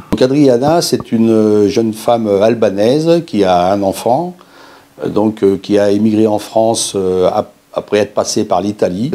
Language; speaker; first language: French; native; French